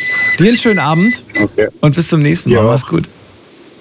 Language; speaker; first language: German; native; German